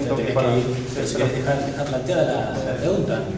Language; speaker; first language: Spanish; native; Spanish